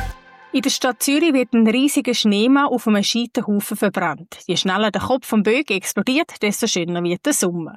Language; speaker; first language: German; native; German